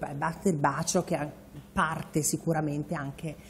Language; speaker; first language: Italian; non-native, local second language; Sicilian